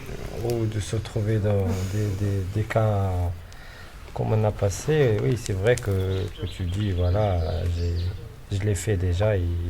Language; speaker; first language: French; non-native, local second language; Arabic